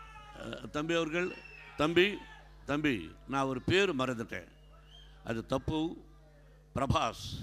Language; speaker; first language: Tamil; non-native, local second language; Telugu